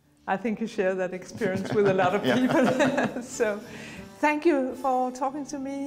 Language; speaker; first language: English; non-native, fluent; Danish